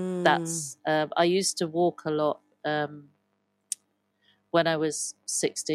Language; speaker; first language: English; native; English